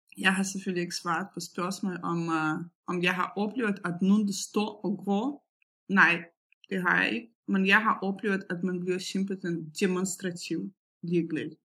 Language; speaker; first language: Danish; non-native, fluent; Russian